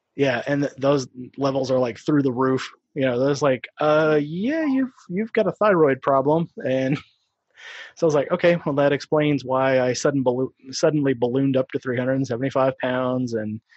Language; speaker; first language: English; native; English